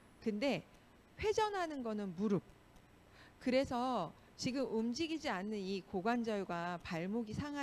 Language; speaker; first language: Korean; native; Korean